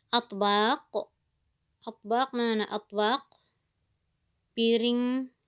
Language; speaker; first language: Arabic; non-native, fluent; Indonesian